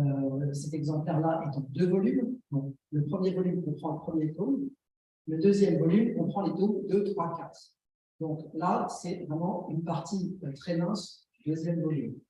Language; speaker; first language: French; native; French